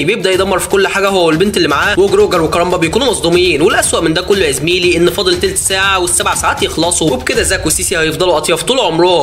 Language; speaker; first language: Arabic; native; Arabic